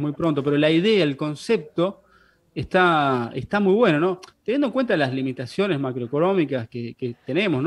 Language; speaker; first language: Spanish; native; Spanish